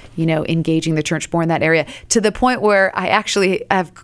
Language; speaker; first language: English; native; English